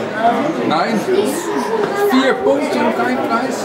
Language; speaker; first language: German; non-native, learner; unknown